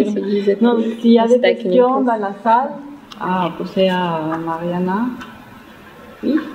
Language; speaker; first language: French; non-native, fluent; Spanish